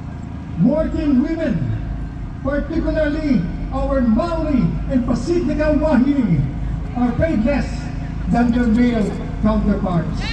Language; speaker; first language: English; non-native, local second language; Filipino